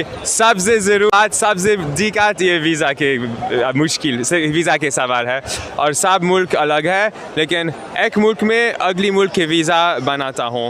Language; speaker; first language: Hindi; non-native, learner; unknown